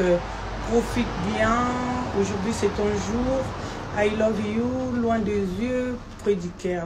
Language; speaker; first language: French; non-native, local second language; Lingala